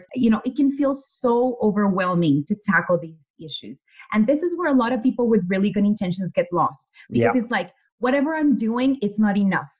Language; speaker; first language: English; non-native, fluent; Spanish